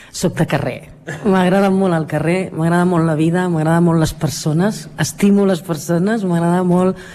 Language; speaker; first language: Catalan; native; Catalan